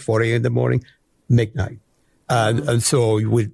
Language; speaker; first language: English; non-native, fluent; Spanish